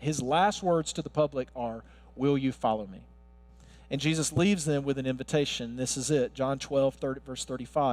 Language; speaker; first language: English; native; English